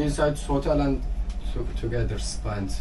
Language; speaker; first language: English; non-native, learner; Turkish